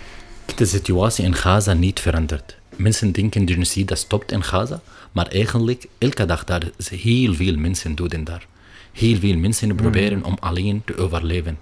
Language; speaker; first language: Dutch; non-native, learner; Arabic